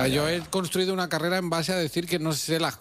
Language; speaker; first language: Spanish; native; Spanish